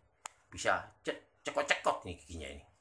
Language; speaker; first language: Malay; non-native, local second language; Javanese